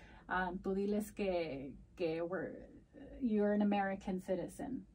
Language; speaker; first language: English; early bilingual, other home language; Spanish